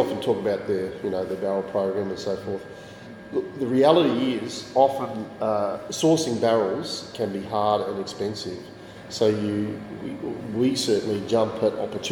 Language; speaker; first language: English; native; English